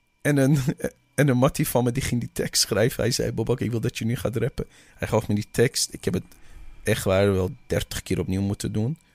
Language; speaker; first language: Dutch; early bilingual, other home language; Persian